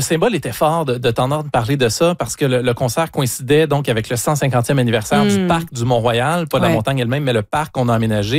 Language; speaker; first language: French; native; French